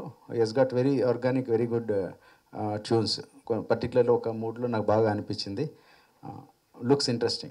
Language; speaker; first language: Telugu; native; Telugu